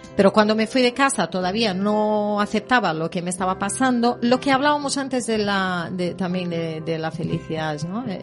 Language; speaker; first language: Spanish; early bilingual, heritage; Spanish